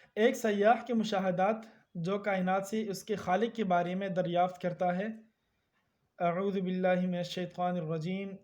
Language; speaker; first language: Urdu; native; Urdu